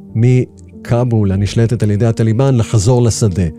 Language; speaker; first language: Hebrew; native; Hebrew